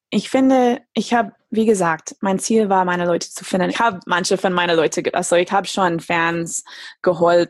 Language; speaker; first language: German; non-native, fluent; English